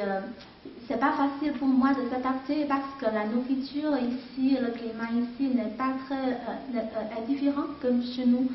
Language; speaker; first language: French; non-native, fluent; Chinese